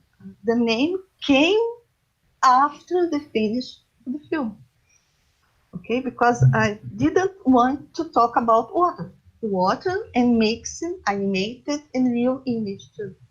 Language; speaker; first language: English; non-native, learner; Portuguese